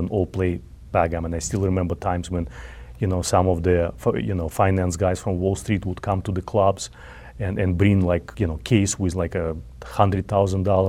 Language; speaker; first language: English; non-native, fluent; Russian